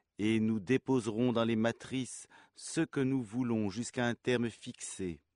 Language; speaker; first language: French; native; French